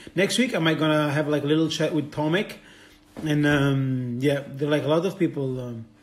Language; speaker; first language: English; non-native, fluent; Italian